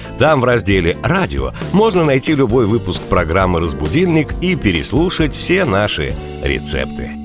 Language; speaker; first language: Russian; native; Russian